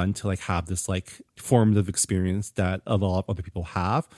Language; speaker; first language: English; early bilingual, other home language; Chinese